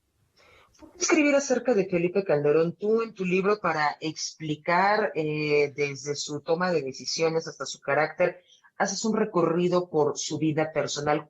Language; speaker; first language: Spanish; native; Spanish